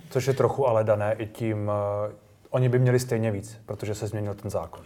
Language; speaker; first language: Czech; native; Czech